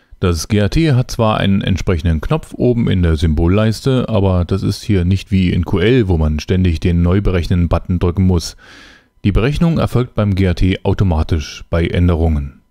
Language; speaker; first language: German; native; German